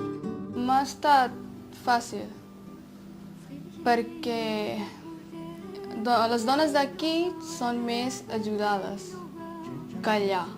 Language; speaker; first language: Catalan; non-native, fluent; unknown